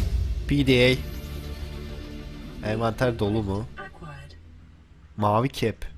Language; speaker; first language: Turkish; native; Turkish